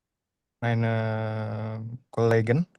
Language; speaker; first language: German; non-native, learner; Indonesian